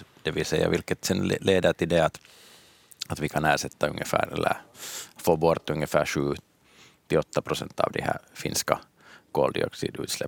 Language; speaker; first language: Swedish; native; Swedish